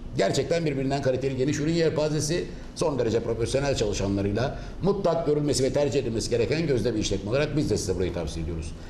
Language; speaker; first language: Turkish; native; Turkish